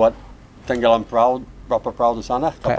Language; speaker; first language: Indonesian; non-native, learner; English